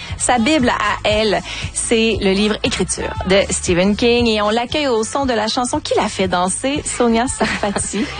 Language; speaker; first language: French; native; French